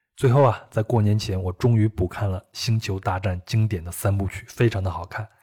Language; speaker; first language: Chinese; native; Chinese